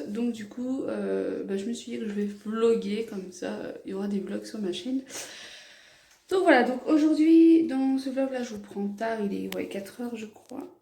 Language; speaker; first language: French; native; French